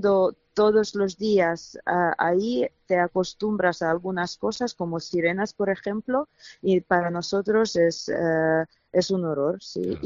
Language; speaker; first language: Spanish; non-native, fluent; Ukrainian